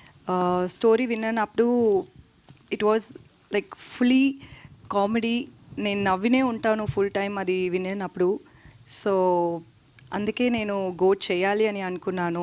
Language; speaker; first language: Telugu; non-native, learner; Tamil